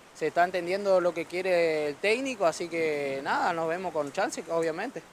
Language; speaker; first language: Spanish; native; Spanish